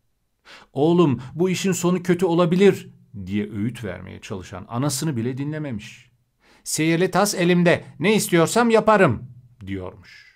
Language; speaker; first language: Turkish; native; Turkish